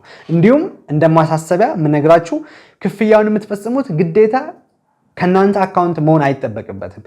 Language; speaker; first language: Amharic; native; Amharic